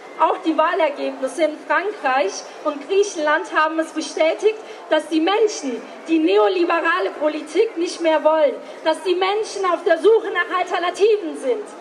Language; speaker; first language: German; early bilingual, other home language; Turkish